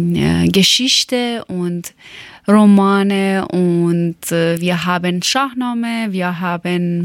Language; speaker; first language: German; non-native, learner; Persian